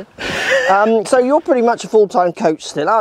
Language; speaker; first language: English; native; English